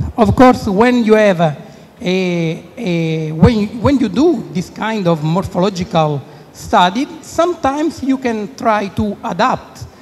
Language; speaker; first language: English; non-native, fluent; Italian